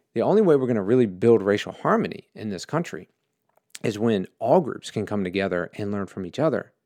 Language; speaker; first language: English; native; English